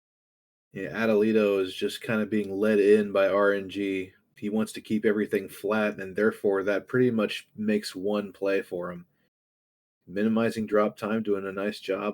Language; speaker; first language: English; native; English